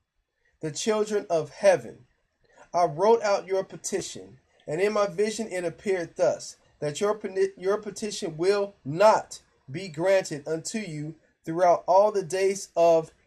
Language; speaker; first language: English; native; English